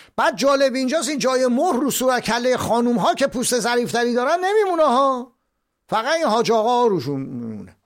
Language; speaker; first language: Persian; native; Persian